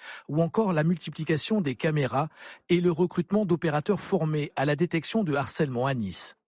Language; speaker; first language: French; native; French